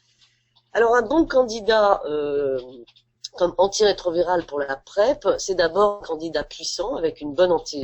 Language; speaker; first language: French; native; French